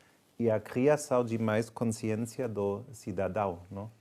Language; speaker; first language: Portuguese; non-native, fluent; German